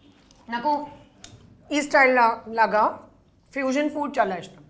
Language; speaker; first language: Telugu; non-native, learner; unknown